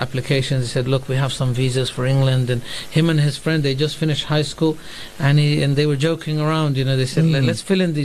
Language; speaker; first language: English; native; English